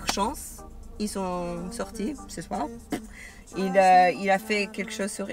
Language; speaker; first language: French; non-native, learner; English